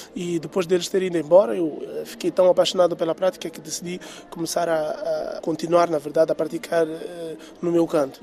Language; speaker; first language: Portuguese; non-native, local second language; Tsonga